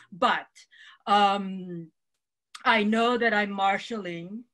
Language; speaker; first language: English; non-native, local second language; Waray